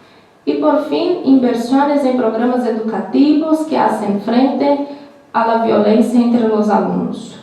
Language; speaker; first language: Spanish; non-native, learner; Portuguese